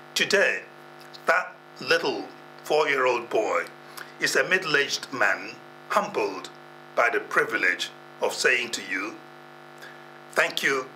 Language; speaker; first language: English; non-native, local second language; Igbo